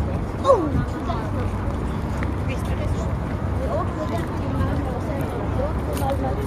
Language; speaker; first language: Swedish; early bilingual, other home language; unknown